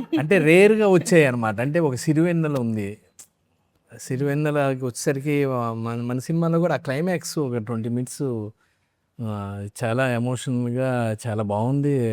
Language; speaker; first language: Telugu; native; Telugu